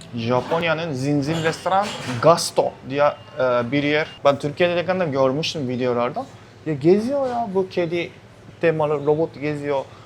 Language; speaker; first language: Turkish; non-native, fluent; Japanese